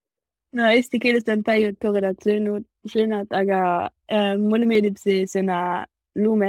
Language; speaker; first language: Estonian; non-native, learner; German